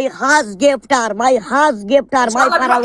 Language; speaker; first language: English; non-native, learner; Urdu